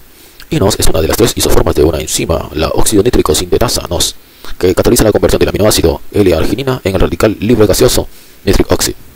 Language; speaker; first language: Spanish; native; Spanish